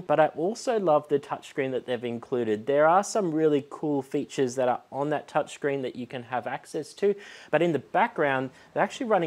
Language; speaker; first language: English; native; English